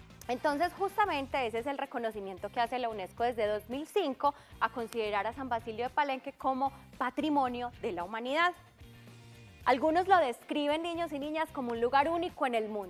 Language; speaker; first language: Spanish; native; Spanish